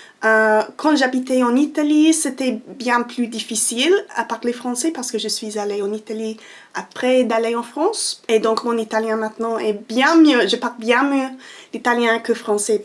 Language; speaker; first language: French; non-native, fluent; English